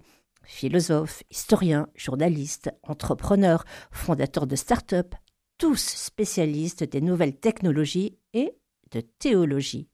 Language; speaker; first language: French; native; French